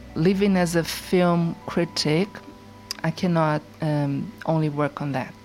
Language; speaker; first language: English; non-native, fluent; Portuguese